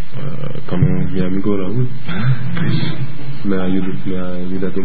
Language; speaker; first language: Spanish; non-native, learner; French